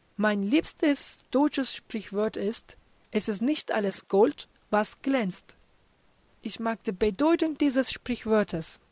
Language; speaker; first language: German; non-native, fluent; Turkish